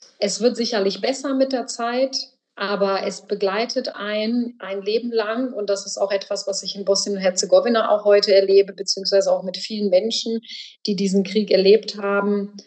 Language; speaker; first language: German; early bilingual, other home language; Bosnian